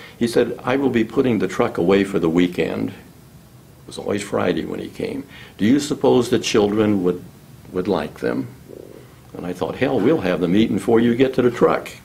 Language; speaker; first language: English; native; English